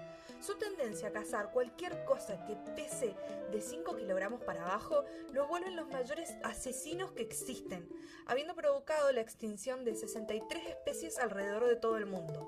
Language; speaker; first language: Spanish; native; Spanish